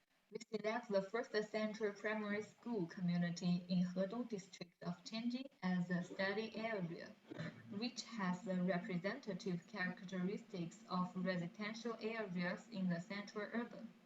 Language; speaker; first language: English; non-native, learner; Chinese